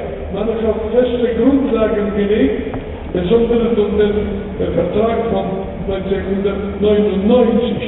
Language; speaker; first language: German; non-native, fluent; Polish